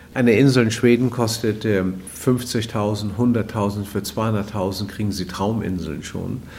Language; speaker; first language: German; native; German